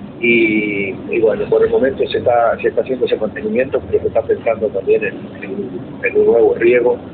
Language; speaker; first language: Spanish; native; Spanish